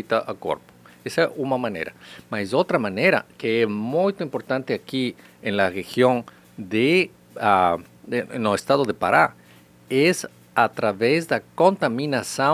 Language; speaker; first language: Portuguese; non-native, learner; Spanish